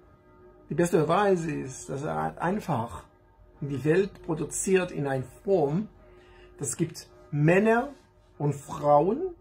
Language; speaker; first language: German; non-native, learner; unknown